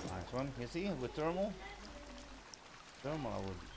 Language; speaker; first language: English; non-native, fluent; Dutch